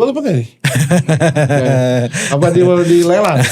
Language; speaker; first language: Indonesian; native; Indonesian